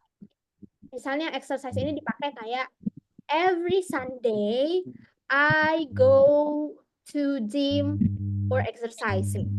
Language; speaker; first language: English; non-native, local second language; Indonesian